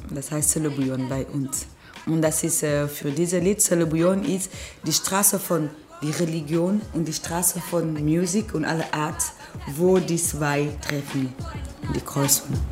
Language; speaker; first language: German; non-native, learner; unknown